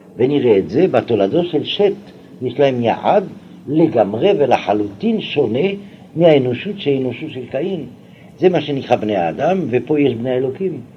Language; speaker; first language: Hebrew; non-native, fluent; French